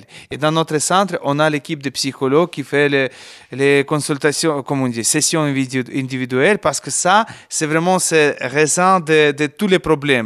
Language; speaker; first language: French; non-native, learner; Ukrainian